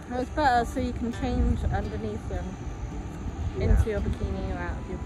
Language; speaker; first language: English; native; English